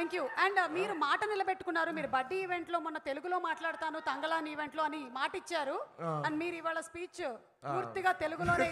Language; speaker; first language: Telugu; native; Telugu